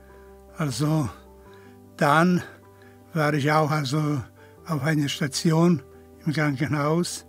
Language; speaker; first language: German; non-native, fluent; Polish